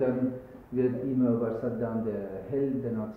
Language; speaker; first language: German; non-native, learner; Arabic